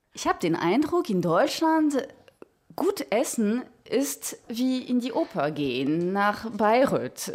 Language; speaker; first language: German; non-native, fluent; French